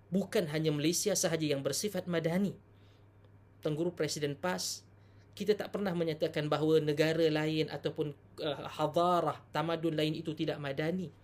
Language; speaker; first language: Malay; native; Malay